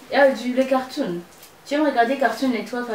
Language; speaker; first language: French; non-native, local second language; Kinyarwanda